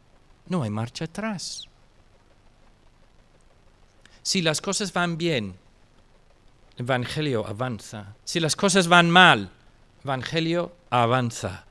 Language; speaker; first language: Spanish; non-native, fluent; English